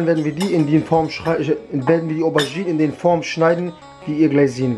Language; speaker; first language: German; early bilingual, other home language; Kurdish